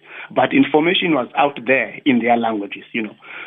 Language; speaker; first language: English; non-native, local second language; Xhosa